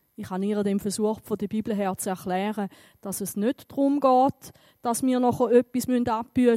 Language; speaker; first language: German; native; German